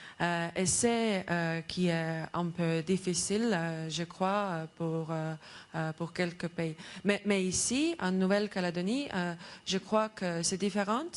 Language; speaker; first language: French; non-native, learner; Estonian